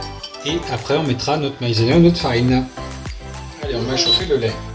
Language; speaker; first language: French; native; French